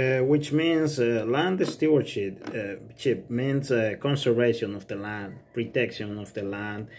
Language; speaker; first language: English; non-native, fluent; Spanish